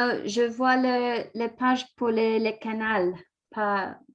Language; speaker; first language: French; non-native, learner; English